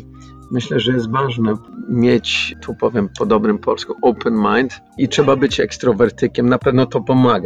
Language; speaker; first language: Polish; early bilingual, heritage; Polish